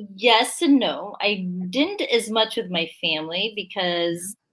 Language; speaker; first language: English; early bilingual, other home language; Korean